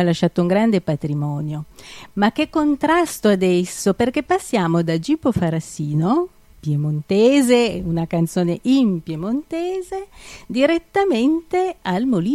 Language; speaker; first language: Italian; native; Italian